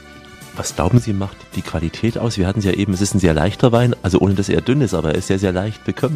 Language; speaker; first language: German; native; German